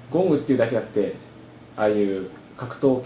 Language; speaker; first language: Japanese; native; Japanese